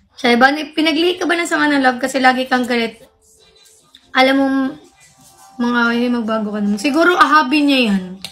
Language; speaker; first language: Filipino; non-native, local second language; Cebuano